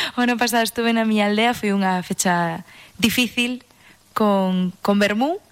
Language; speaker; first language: Galician; non-native, local second language; English